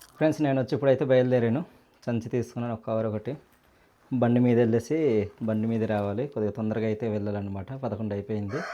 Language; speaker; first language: Telugu; non-native, local second language; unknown